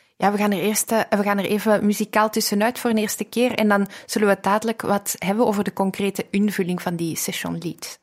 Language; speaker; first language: Dutch; native; Dutch